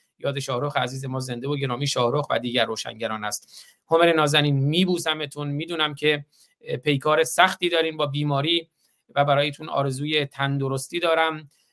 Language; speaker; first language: Persian; native; Persian